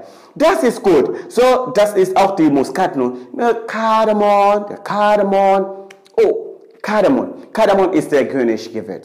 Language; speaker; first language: German; non-native, fluent; Swahili